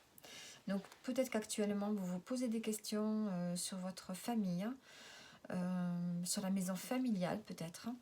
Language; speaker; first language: French; native; French